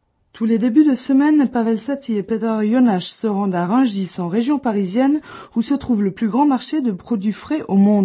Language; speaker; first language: French; native; French